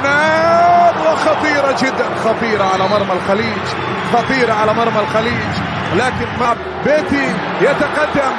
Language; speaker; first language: Arabic; native; Arabic